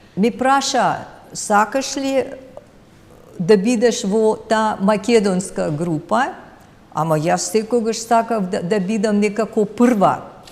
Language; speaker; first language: Macedonian; non-native, fluent; Russian